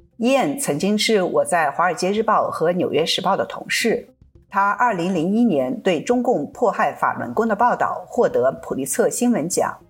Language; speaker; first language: Chinese; native; Chinese